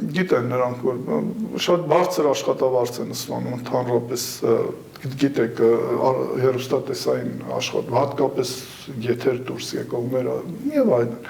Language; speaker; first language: Armenian; early bilingual, heritage; Armenian